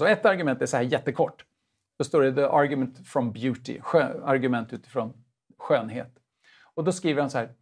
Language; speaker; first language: Swedish; native; Swedish